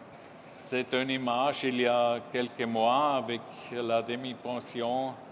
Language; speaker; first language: French; non-native, learner; German